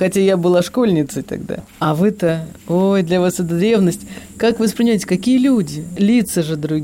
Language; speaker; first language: Russian; native; Russian